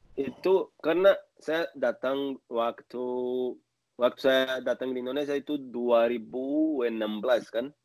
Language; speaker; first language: Malay; non-native, fluent; Portuguese